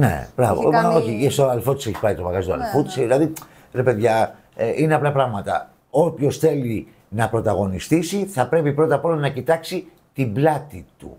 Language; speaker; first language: Greek; native; Greek